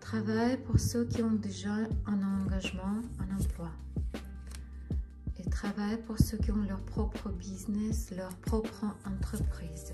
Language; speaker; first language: French; non-native, fluent; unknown